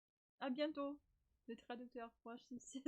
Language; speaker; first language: French; non-native, learner; English